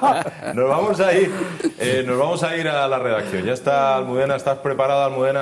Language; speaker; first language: Spanish; native; Spanish